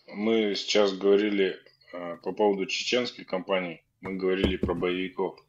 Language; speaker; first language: Russian; native; Russian